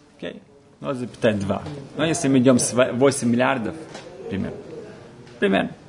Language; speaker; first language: Russian; early bilingual, heritage; Russian